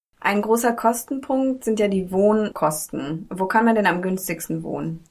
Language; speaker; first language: German; native; German